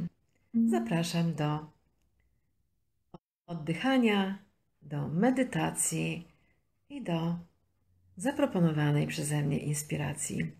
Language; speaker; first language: Polish; native; Polish